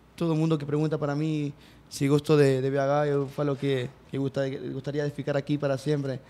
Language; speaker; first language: Portuguese; non-native, learner; Spanish